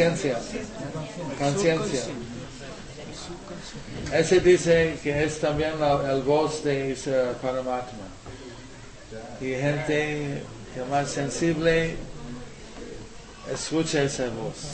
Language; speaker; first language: Spanish; non-native, learner; English